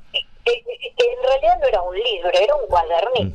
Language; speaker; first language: Spanish; native; Spanish